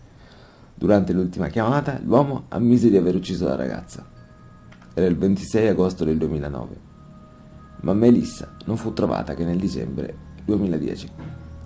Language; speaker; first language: Italian; native; Italian